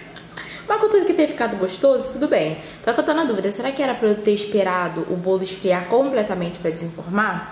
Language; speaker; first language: Portuguese; native; Portuguese